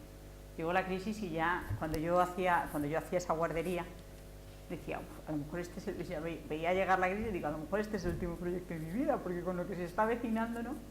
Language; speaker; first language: Spanish; native; Spanish